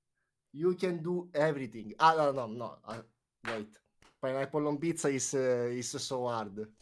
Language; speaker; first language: English; non-native, learner; Italian